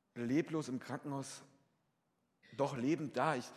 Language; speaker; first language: German; native; German